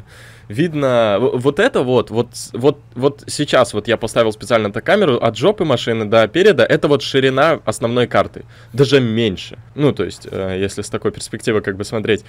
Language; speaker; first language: Russian; native; Russian